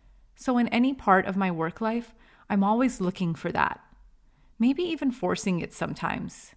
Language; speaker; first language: English; native; English